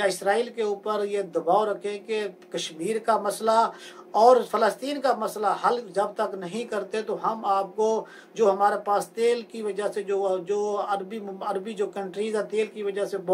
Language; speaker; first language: Urdu; native; Urdu